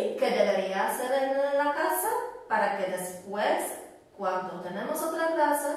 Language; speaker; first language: Spanish; non-native, fluent; Polish